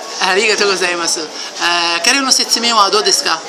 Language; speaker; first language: Japanese; non-native, learner; Arabic